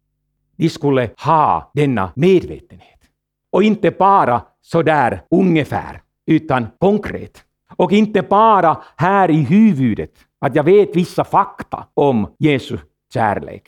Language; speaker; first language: Swedish; non-native, fluent; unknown